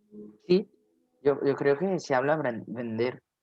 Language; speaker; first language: Spanish; non-native, learner; Portuguese